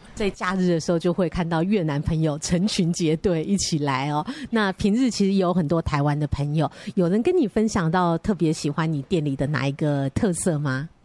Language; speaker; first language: Chinese; native; Chinese